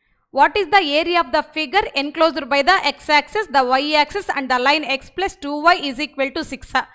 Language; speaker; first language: English; non-native, local second language; Telugu